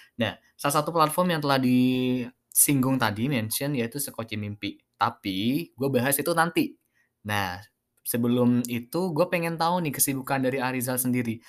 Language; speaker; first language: Indonesian; native; Indonesian